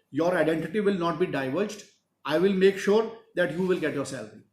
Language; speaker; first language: English; non-native, local second language; Punjabi